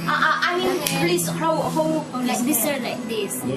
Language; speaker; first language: English; non-native, local second language; Cantonese